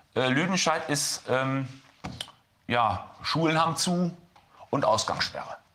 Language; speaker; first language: German; native; German